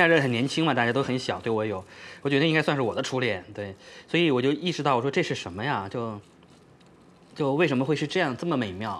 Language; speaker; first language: Chinese; native; Chinese